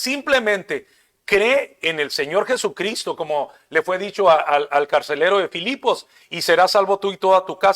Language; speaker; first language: Spanish; native; Spanish